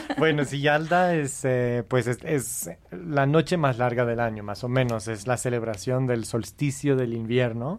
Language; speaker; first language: Spanish; non-native, fluent; English